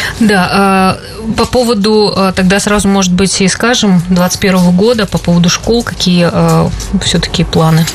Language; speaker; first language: Russian; native; Russian